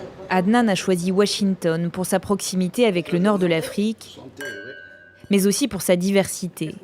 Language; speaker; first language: French; native; French